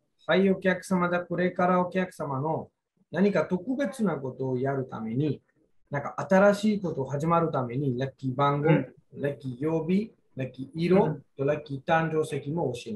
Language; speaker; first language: Japanese; non-native, fluent; Hindi